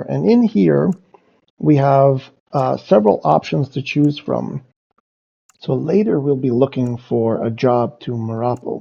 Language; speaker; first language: English; native; English